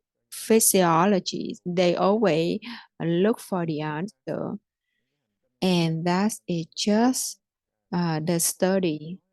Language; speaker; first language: English; non-native, fluent; Vietnamese